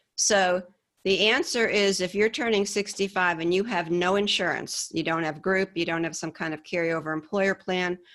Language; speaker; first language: English; native; English